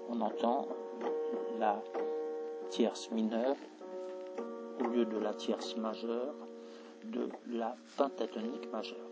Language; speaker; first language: French; native; French